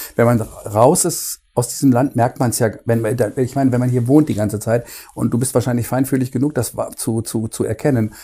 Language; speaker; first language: German; native; German